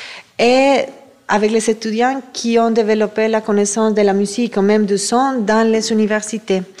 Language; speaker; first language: French; non-native, fluent; Spanish